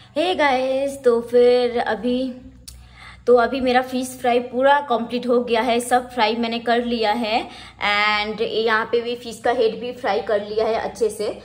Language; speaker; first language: Hindi; non-native, local second language; Bangla